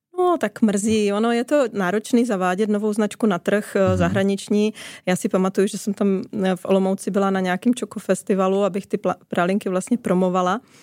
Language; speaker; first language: Czech; native; Czech